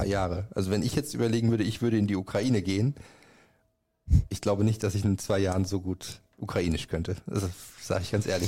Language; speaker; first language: German; native; German